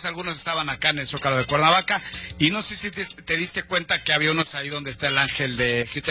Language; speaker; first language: Spanish; native; Spanish